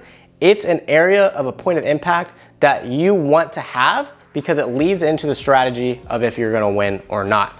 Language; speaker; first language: English; native; English